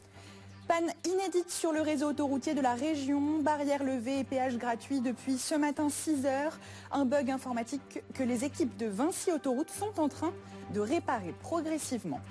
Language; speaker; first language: French; native; French